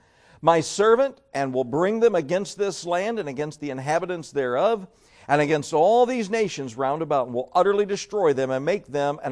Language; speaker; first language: English; native; English